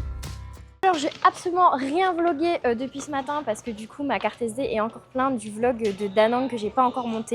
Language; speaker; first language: French; native; French